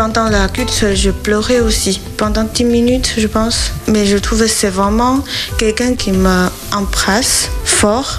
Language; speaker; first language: French; non-native, learner; Chinese